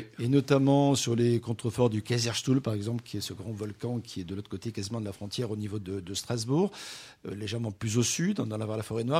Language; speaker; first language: French; native; French